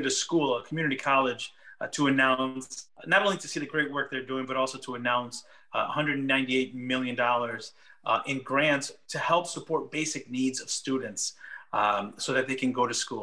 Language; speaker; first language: English; early bilingual, other home language; Spanish